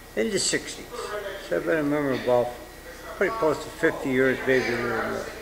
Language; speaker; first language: English; native; English